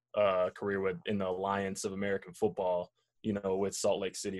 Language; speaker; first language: English; native; English